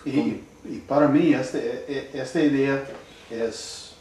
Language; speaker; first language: Spanish; non-native, learner; English